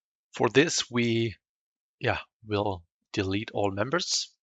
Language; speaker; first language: English; non-native, fluent; German